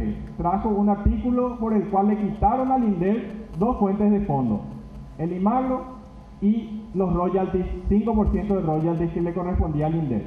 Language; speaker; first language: Spanish; native; Spanish